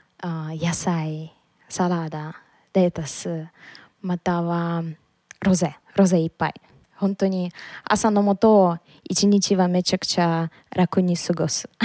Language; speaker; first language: Japanese; non-native, learner; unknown